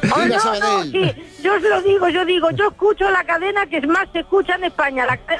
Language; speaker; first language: Spanish; native; Spanish